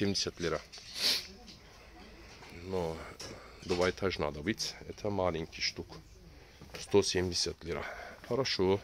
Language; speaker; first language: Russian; non-native, learner; Turkish